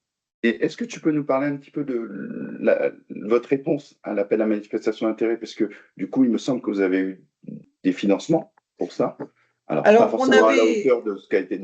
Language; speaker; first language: French; native; French